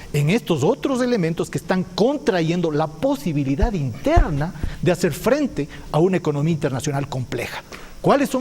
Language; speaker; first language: Spanish; native; Spanish